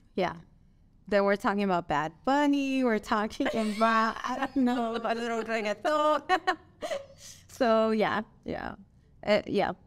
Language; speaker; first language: English; non-native, fluent; Spanish